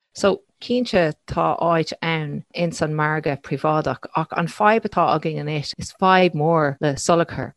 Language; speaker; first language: Irish; non-native, local second language; English